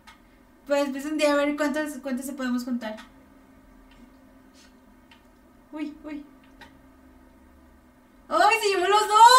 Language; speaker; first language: Spanish; native; Spanish